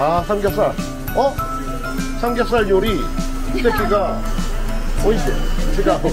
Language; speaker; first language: Japanese; non-native, learner; Korean